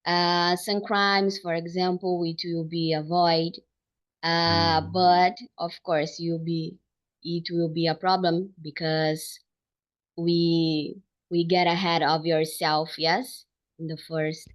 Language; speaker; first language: English; non-native, learner; Portuguese